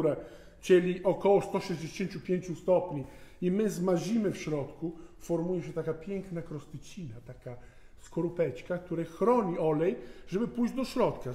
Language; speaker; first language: Polish; non-native, fluent; Italian